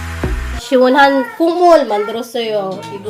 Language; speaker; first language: Korean; non-native, learner; Filipino